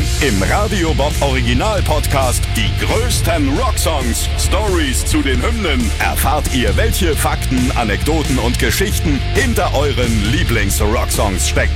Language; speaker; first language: German; native; German